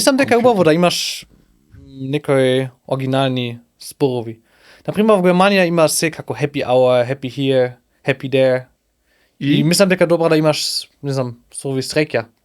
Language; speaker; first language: Macedonian; non-native, learner; German